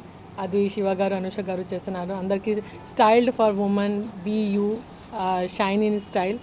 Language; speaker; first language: Telugu; non-native, learner; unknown